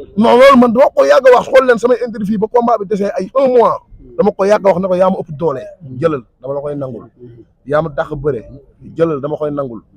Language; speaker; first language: Wolof; non-native, local second language; Fula